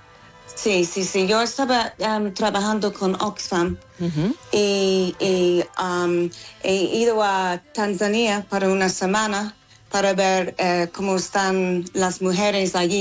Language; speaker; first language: Spanish; non-native, fluent; English